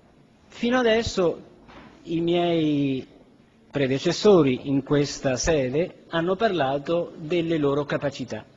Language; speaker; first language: Italian; native; Italian